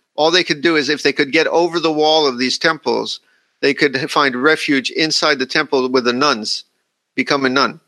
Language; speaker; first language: English; native; English